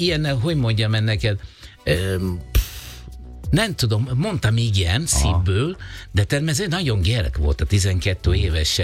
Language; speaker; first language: Hungarian; non-native, fluent; Italian